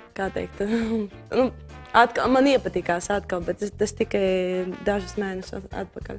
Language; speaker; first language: Latvian; non-native, fluent; Ukrainian